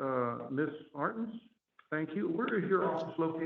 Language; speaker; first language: English; native; English